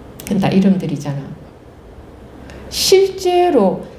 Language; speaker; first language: Korean; native; Korean